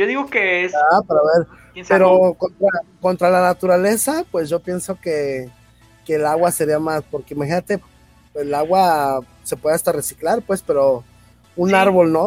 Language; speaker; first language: Spanish; native; Spanish